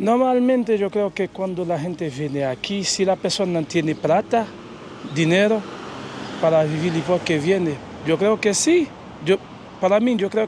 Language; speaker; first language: Spanish; non-native, learner; Haitian Creole